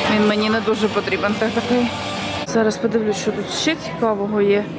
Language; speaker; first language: Ukrainian; native; Ukrainian